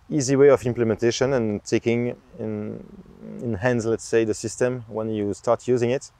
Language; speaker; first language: English; non-native, fluent; French